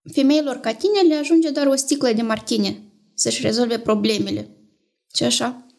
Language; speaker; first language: Romanian; native; Romanian